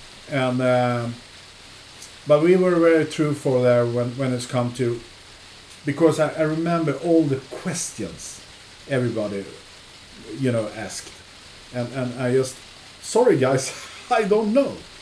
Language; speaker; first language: English; non-native, fluent; Swedish